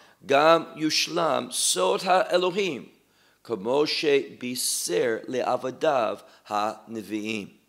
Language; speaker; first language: Hebrew; non-native, fluent; English